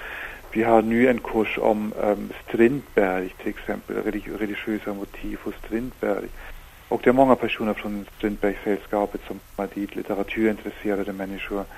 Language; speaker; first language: Swedish; non-native, fluent; German